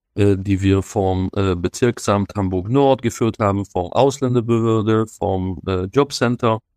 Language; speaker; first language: German; non-native, fluent; Hebrew